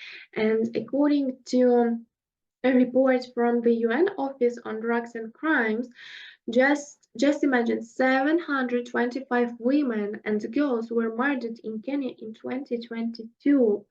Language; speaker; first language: English; non-native, fluent; Russian